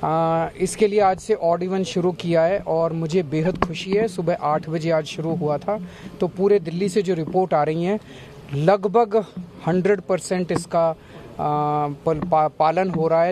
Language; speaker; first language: Hindi; native; Hindi